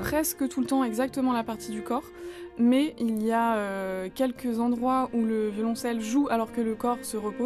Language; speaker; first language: French; native; French